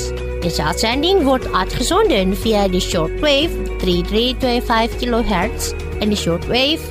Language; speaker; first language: Dutch; non-native, fluent; Indonesian